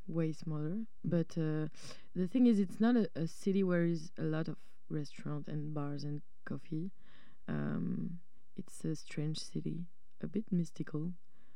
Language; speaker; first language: English; non-native, fluent; French